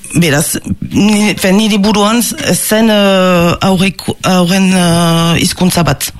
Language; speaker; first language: Basque; non-native, local second language; French